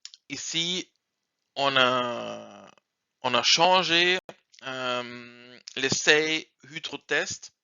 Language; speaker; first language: French; non-native, learner; German